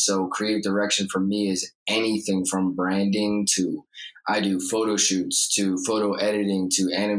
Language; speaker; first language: English; native; English